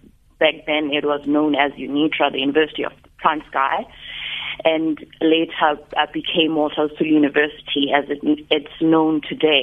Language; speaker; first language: English; non-native, local second language; Xhosa